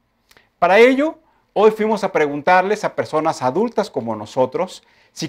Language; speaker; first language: Spanish; native; Spanish